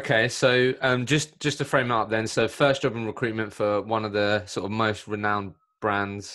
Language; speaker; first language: English; native; English